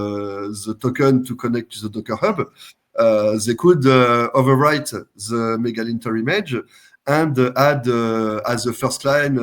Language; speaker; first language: English; non-native, fluent; French